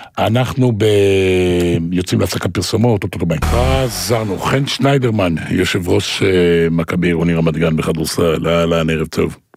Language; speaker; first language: Hebrew; native; Hebrew